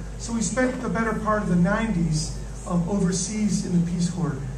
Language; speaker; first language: English; native; English